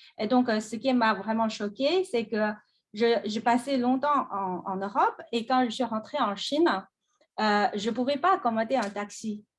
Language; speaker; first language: French; non-native, fluent; Chinese